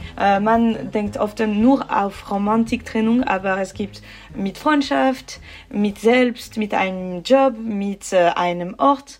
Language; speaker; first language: German; non-native, local second language; French